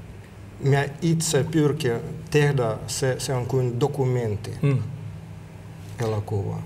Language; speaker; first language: Finnish; non-native, learner; Russian